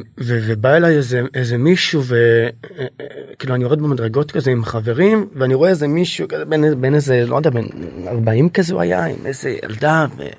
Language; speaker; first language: Hebrew; native; Hebrew